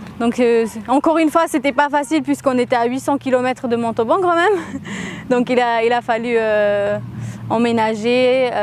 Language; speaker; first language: French; early bilingual, other home language; Armenian